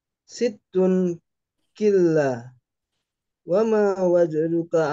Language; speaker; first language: Arabic; non-native, learner; Indonesian